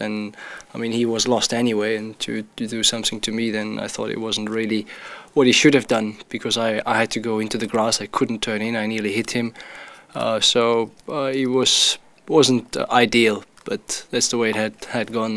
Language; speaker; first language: English; non-native, fluent; German